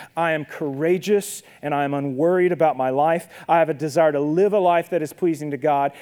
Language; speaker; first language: English; native; English